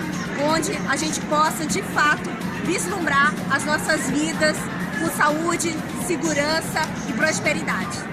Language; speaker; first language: Portuguese; native; Portuguese